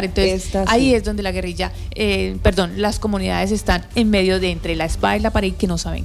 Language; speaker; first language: Spanish; native; Spanish